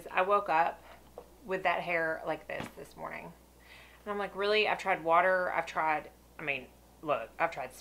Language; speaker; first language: English; native; English